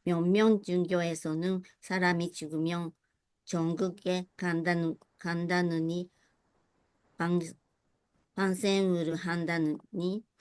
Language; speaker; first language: Korean; non-native, learner; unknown